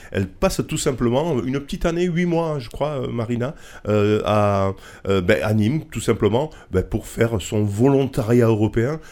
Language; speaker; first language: French; native; French